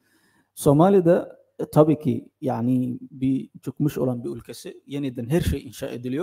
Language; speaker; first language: Turkish; non-native, fluent; Somali